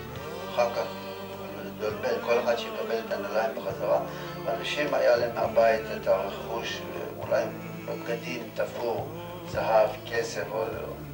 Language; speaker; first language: Hebrew; non-native, fluent; Yiddish